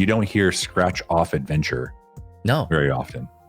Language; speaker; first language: English; native; English